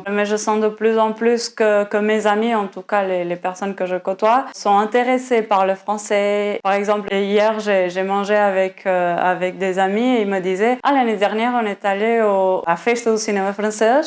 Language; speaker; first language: French; non-native, fluent; Portuguese